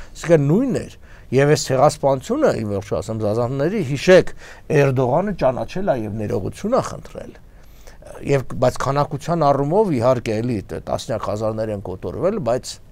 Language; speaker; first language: Armenian; native; Armenian